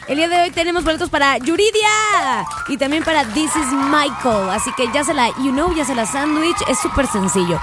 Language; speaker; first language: Spanish; native; Spanish